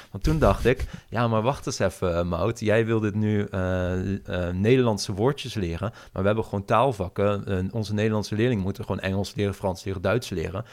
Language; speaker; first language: Dutch; native; Dutch